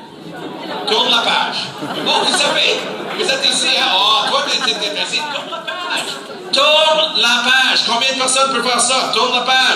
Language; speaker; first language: French; non-native, fluent; English